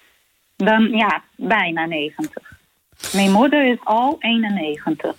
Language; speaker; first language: Dutch; non-native, learner; Portuguese